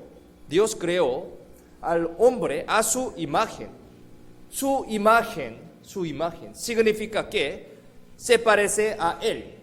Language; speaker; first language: Spanish; non-native, fluent; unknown